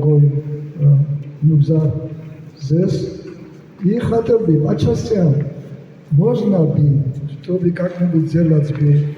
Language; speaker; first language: Russian; non-native, fluent; Georgian